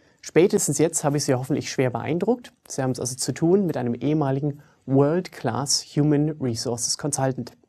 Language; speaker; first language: German; early bilingual, other home language; English